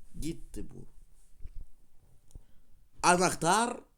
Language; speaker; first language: Turkish; non-native, learner; Russian